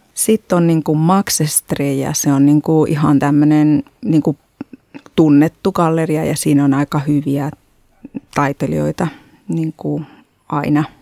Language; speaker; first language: Finnish; non-native, fluent; Spanish